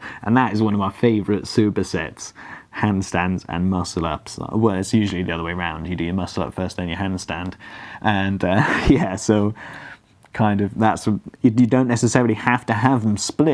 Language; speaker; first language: English; native; English